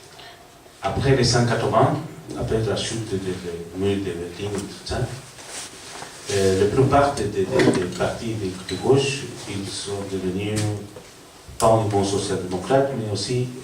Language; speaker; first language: French; non-native, learner; Spanish